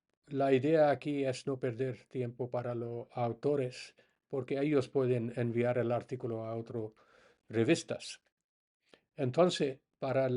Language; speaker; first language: Spanish; non-native, fluent; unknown